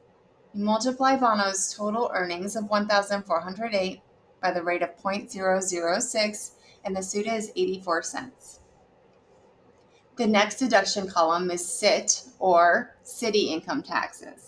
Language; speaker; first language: English; native; English